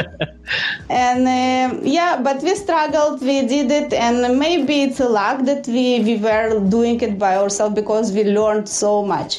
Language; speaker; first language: English; non-native, fluent; Russian